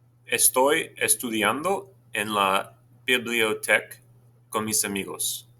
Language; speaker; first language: Spanish; non-native, fluent; English